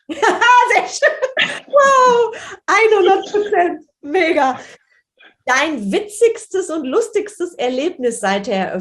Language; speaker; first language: German; native; German